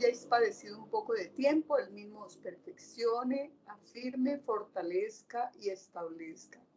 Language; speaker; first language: Spanish; native; Spanish